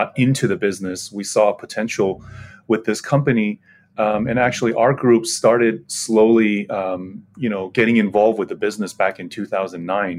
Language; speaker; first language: English; native; English